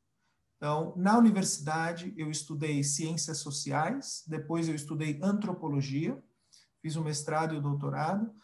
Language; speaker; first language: Portuguese; early bilingual, other home language; Spanish